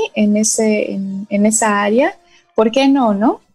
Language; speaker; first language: Spanish; non-native, local second language; Portuguese